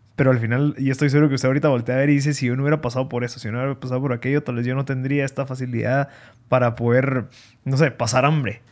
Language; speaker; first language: Spanish; native; Spanish